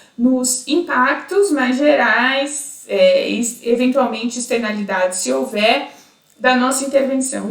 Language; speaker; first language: Portuguese; native; Portuguese